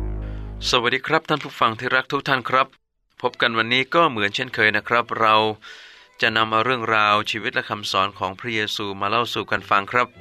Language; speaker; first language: Thai; native; Thai